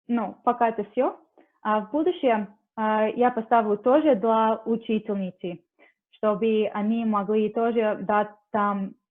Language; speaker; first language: Russian; non-native, learner; English